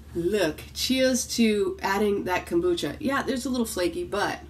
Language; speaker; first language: English; native; English